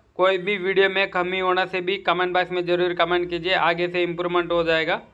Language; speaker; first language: Hindi; non-native, local second language; Tamil